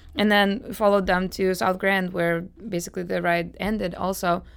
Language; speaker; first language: English; non-native, fluent; Russian